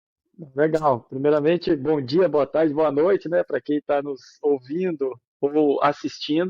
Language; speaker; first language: Portuguese; native; Portuguese